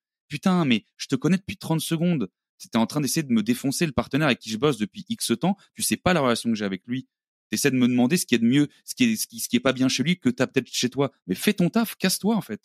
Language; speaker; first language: French; native; French